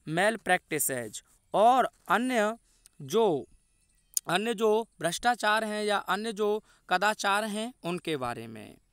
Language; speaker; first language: Hindi; native; Hindi